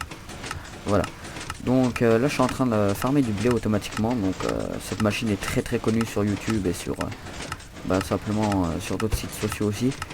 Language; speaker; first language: French; native; French